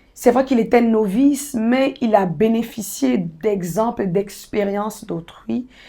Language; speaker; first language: French; native; French